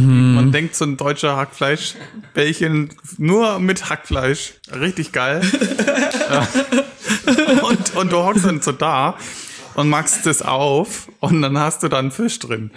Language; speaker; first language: German; native; German